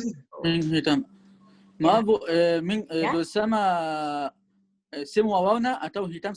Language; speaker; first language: Indonesian; non-native, learner; Arabic